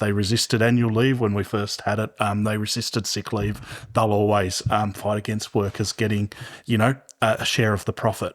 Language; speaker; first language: English; native; English